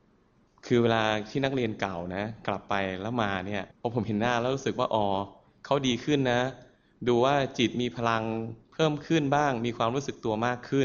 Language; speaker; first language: Thai; native; Thai